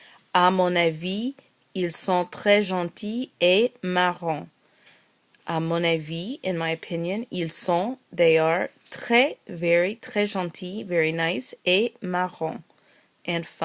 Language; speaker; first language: French; non-native, learner; English